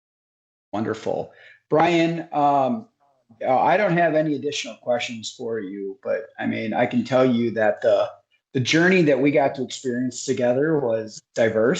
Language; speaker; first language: English; native; English